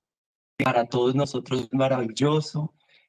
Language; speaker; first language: Spanish; native; Spanish